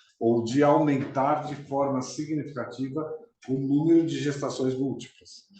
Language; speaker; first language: Portuguese; native; Portuguese